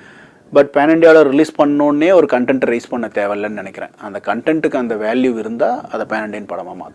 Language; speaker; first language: Tamil; native; Tamil